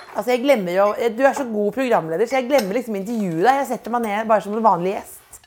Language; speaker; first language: Norwegian; native; Norwegian